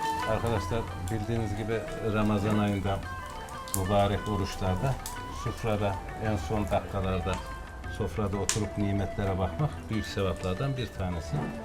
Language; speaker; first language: Turkish; native; Turkish